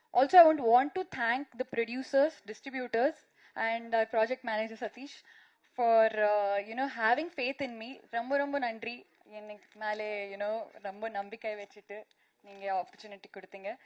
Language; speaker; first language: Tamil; non-native, fluent; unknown